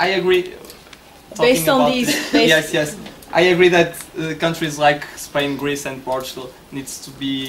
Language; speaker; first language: English; non-native, learner; Portuguese